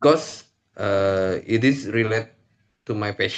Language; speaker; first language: English; non-native, learner; Indonesian